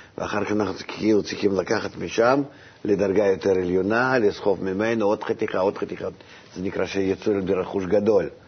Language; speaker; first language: Hebrew; non-native, fluent; Russian